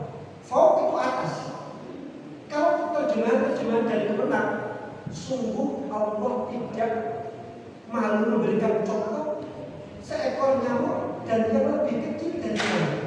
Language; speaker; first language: Indonesian; non-native, local second language; Javanese